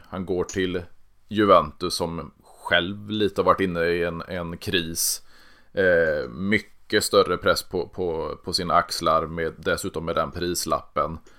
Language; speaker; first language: Swedish; native; Swedish